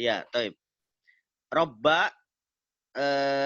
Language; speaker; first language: Arabic; non-native, learner; Indonesian